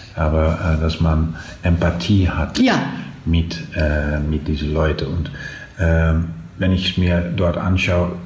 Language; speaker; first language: German; non-native, learner; Dutch